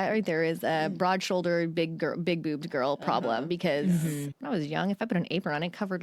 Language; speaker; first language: English; native; English